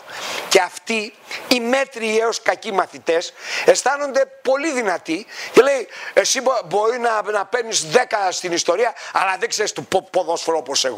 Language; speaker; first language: Greek; native; Greek